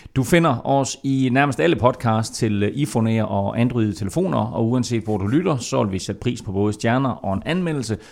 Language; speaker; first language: Danish; native; Danish